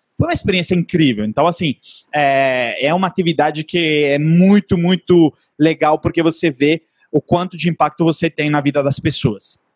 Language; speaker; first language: Portuguese; non-native, fluent; Italian